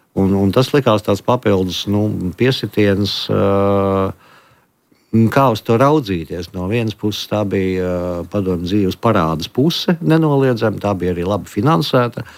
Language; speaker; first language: Latvian; native; Latvian